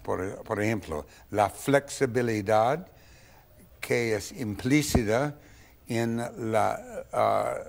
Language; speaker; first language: Spanish; non-native, fluent; English